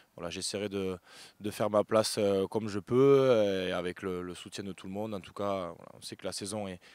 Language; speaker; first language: French; native; French